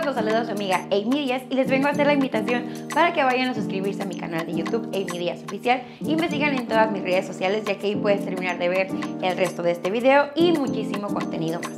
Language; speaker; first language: Spanish; native; Spanish